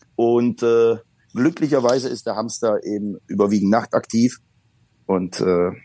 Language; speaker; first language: German; early bilingual, other home language; Polish